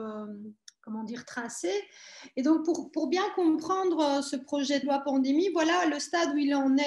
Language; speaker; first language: French; native; French